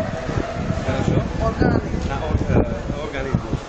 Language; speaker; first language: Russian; non-native, learner; Slovak